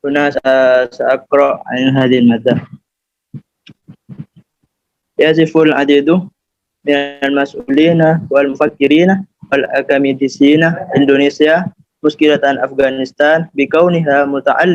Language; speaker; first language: Arabic; non-native, learner; Indonesian